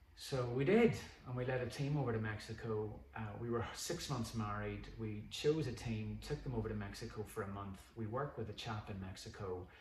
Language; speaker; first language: English; native; English